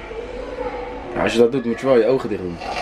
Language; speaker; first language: Dutch; native; Dutch